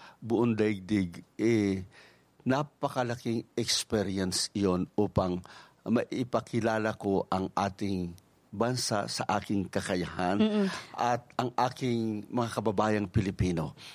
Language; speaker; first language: Filipino; native; Filipino